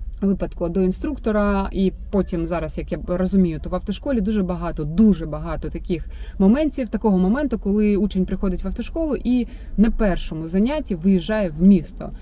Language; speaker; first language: Ukrainian; non-native, local second language; Russian